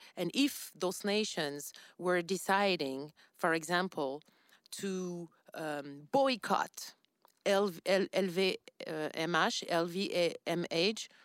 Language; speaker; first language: English; non-native, fluent; French